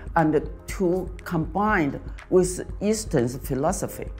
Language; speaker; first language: English; non-native, fluent; Chinese